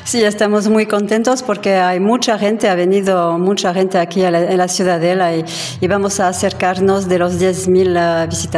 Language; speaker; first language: Spanish; non-native, fluent; French